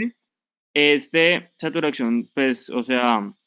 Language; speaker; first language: Spanish; native; Spanish